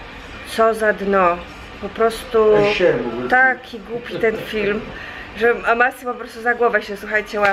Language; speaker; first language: Polish; native; Polish